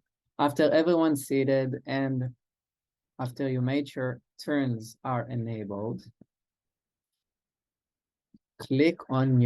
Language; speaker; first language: English; non-native, fluent; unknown